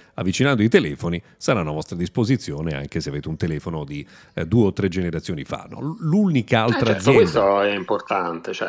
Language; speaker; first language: Italian; native; Italian